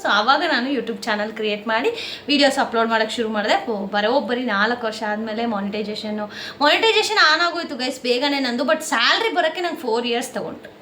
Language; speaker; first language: Kannada; non-native, local second language; Telugu